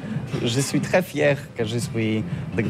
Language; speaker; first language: French; non-native, learner; Polish